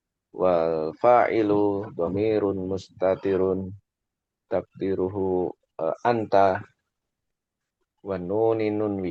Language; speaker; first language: Arabic; non-native, learner; Indonesian